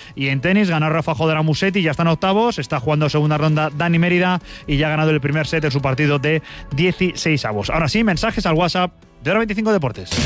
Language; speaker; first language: Spanish; native; Spanish